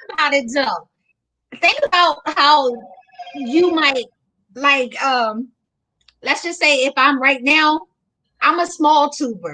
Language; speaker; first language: English; native; English